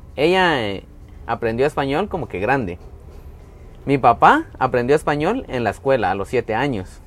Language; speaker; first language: Spanish; native; Spanish